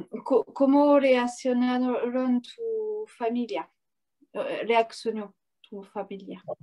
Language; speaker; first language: Spanish; non-native, learner; French